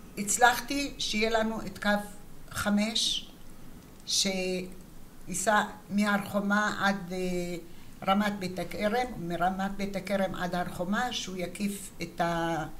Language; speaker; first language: Hebrew; early bilingual, other home language; Arabic